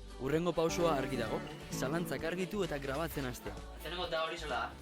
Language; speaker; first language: Basque; native; Basque